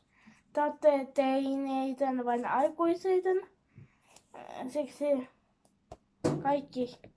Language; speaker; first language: Finnish; non-native, learner; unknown